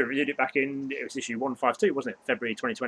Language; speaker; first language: English; native; English